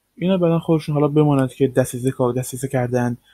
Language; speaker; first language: Persian; native; Persian